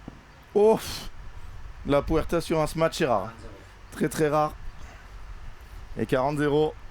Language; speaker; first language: French; native; French